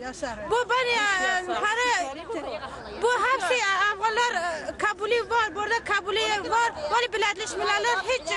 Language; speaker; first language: Turkish; non-native, learner; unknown